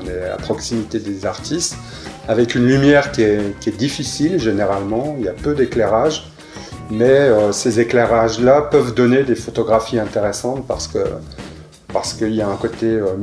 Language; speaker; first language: French; native; French